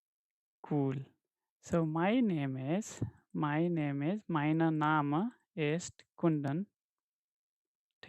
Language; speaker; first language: German; non-native, fluent; Hindi